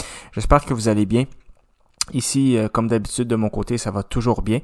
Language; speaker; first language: French; native; French